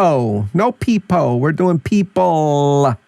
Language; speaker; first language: English; native; English